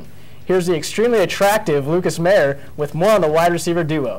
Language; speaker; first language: English; native; English